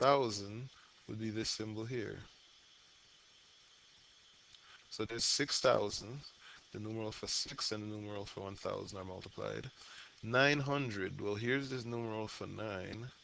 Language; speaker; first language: English; native; English